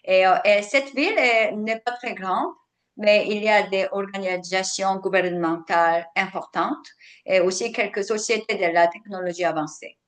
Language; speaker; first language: French; non-native, fluent; Korean